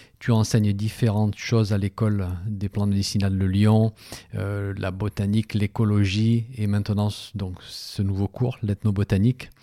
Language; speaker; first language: French; native; French